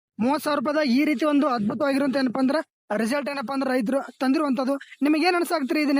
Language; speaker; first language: Kannada; native; Kannada